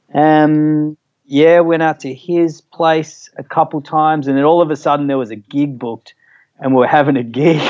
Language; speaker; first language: English; native; English